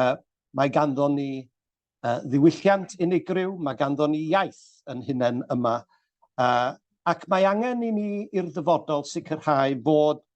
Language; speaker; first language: Welsh; native; Welsh